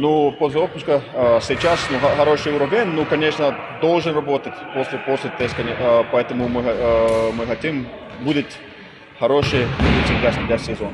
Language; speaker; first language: Russian; non-native, learner; Finnish